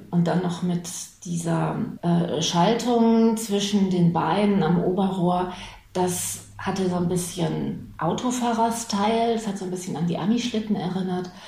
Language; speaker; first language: German; native; German